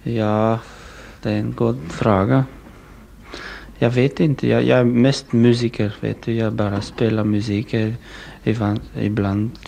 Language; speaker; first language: Swedish; non-native, fluent; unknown